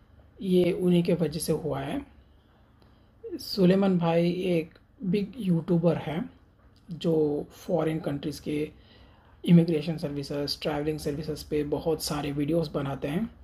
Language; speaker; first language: Hindi; non-native, local second language; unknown